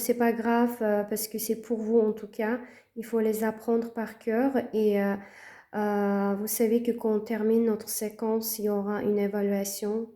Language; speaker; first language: French; native; French